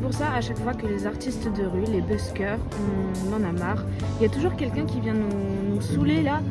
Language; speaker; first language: French; native; French